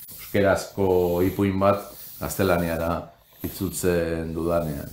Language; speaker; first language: Basque; non-native, local second language; Spanish